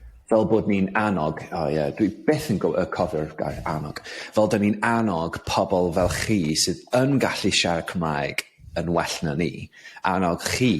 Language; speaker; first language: Welsh; non-native, fluent; English